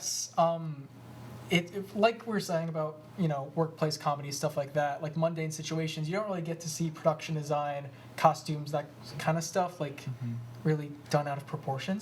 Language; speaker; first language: English; native; English